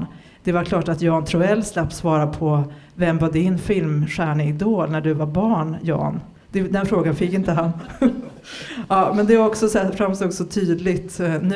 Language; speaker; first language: Swedish; native; Swedish